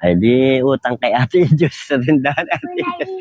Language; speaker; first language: Filipino; native; Filipino